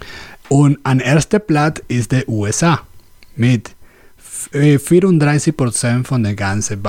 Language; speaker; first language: German; non-native, learner; Spanish